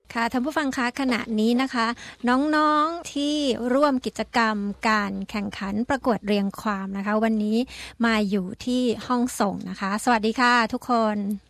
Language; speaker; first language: Thai; native; Thai